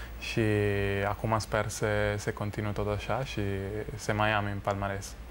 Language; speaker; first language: Romanian; non-native, fluent; Italian